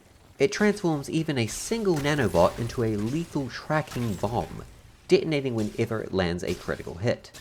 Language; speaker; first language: English; native; English